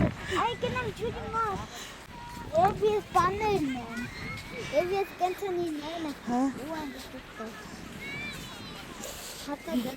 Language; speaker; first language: Armenian; early bilingual, heritage; Armenian